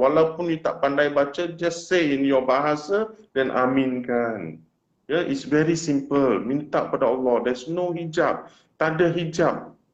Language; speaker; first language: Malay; non-native, local second language; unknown